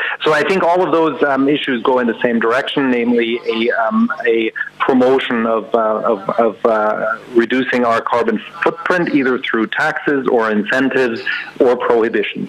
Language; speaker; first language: English; non-native, fluent; German